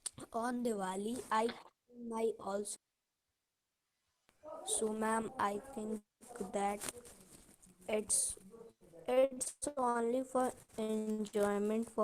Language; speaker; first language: English; non-native, learner; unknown